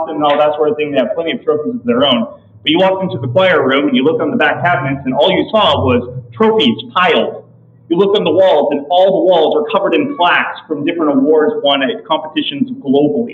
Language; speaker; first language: English; native; English